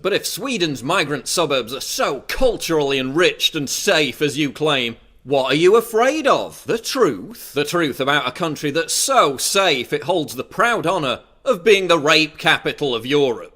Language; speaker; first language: English; native; English